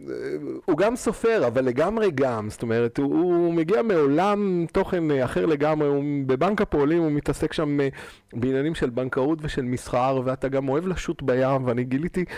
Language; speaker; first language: Hebrew; native; Hebrew